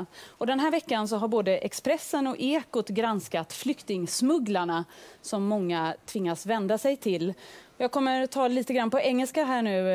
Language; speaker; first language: Swedish; native; Swedish